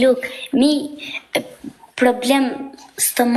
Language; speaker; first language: English; non-native, learner; Albanian